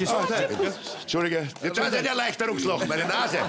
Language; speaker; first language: German; native; German